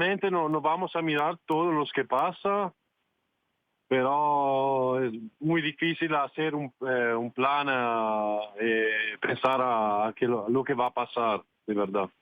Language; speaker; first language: Spanish; non-native, fluent; Italian